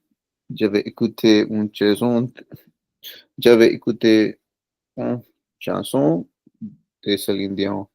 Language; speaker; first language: French; non-native, learner; Hindi